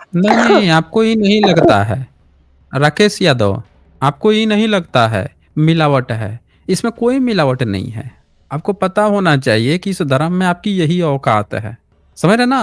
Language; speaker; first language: Hindi; native; Hindi